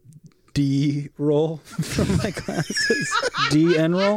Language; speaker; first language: English; native; English